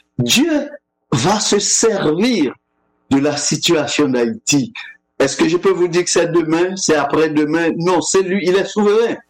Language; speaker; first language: French; non-native, local second language; Haitian Creole